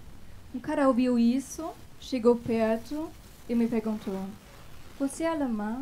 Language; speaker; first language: Portuguese; non-native, fluent; German